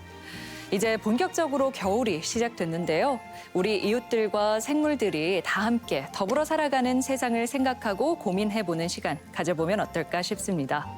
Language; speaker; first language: Korean; native; Korean